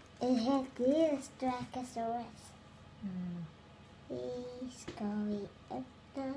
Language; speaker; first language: Swedish; early bilingual, other home language; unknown